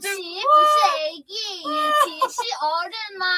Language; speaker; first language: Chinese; non-native, learner; Thai